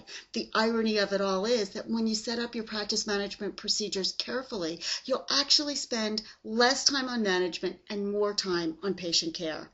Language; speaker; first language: English; native; English